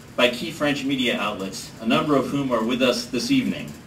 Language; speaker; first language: English; native; English